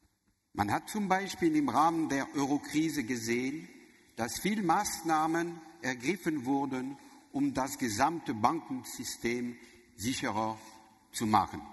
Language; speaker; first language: German; non-native, learner; French